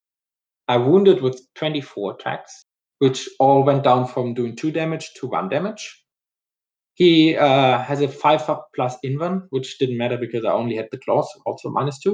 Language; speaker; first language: English; non-native, fluent; German